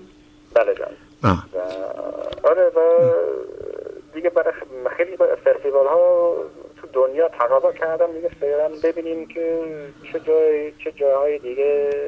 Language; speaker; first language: Persian; early bilingual, heritage; Persian